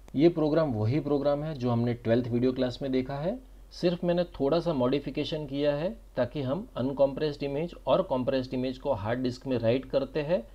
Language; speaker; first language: Hindi; non-native, local second language; Gujarati